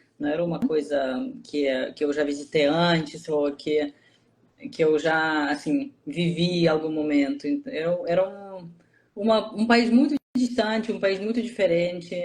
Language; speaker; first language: Portuguese; non-native, fluent; Russian